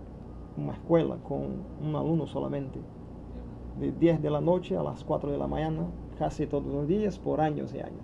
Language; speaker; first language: Spanish; non-native, learner; Portuguese